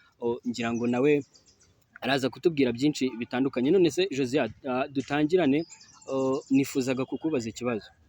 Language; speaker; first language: Kinyarwanda; native; Kinyarwanda